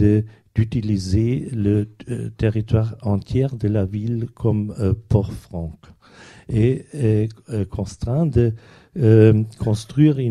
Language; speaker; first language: French; non-native, fluent; German